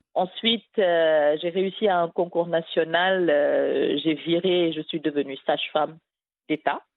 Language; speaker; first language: French; non-native, local second language; Wolof